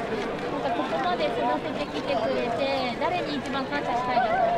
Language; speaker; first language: Japanese; native; Japanese